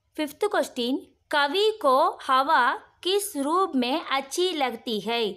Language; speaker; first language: Hindi; non-native, local second language; Tamil